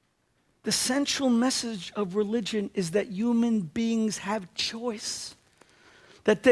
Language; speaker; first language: English; native; English